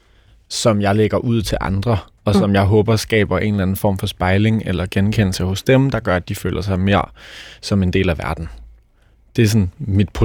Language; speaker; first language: Danish; native; Danish